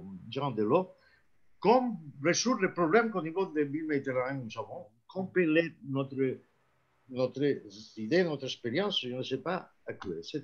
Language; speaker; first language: French; non-native, fluent; Spanish